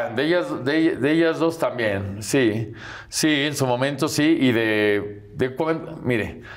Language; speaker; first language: Spanish; native; Spanish